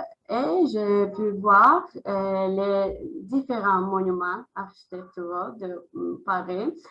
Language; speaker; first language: French; non-native, learner; Azerbaijani